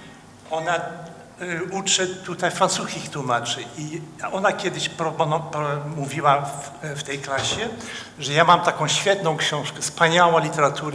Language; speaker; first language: Polish; non-native, fluent; Dutch